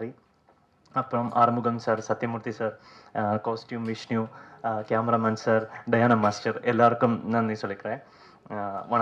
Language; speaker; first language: Tamil; non-native, learner; Malayalam